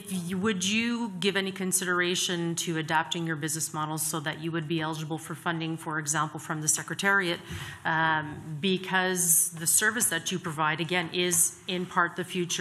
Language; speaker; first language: English; native; English